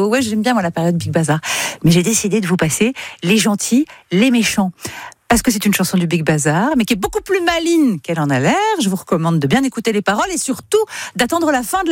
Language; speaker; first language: French; native; French